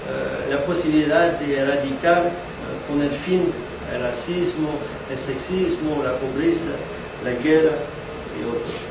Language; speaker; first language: Spanish; non-native, fluent; English